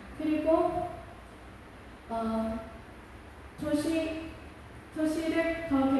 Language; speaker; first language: Korean; non-native, local second language; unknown